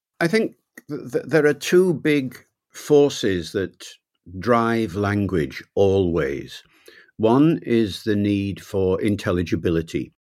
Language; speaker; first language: English; native; English